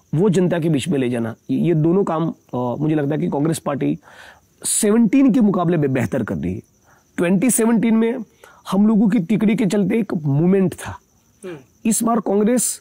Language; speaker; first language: Hindi; non-native, local second language; Gujarati